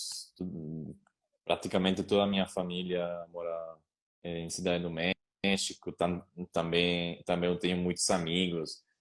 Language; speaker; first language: Portuguese; non-native, learner; Spanish